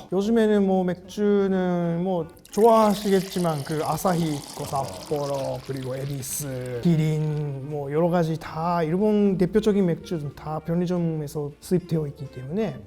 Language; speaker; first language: Korean; non-native, fluent; Japanese